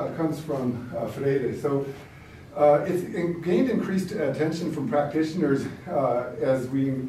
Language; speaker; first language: English; early bilingual, other home language; Spanish